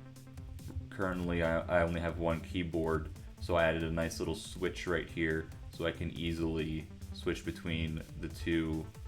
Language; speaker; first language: English; native; English